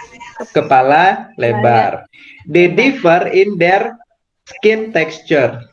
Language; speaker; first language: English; non-native, fluent; Indonesian